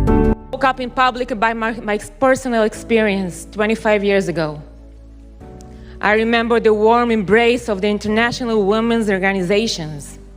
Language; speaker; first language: English; non-native, fluent; Hebrew